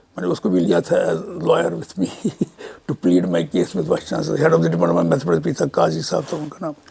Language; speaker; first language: Urdu; non-native, local second language; Kashmiri